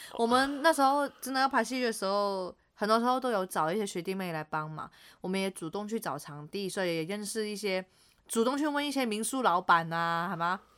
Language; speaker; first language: Chinese; native; Chinese